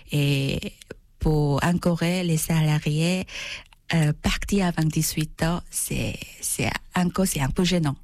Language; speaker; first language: French; non-native, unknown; Korean